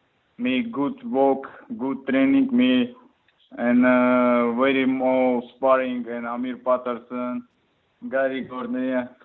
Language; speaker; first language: English; non-native, learner; Russian